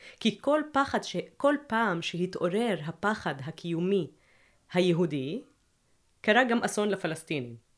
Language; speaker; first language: Hebrew; non-native, local second language; Arabic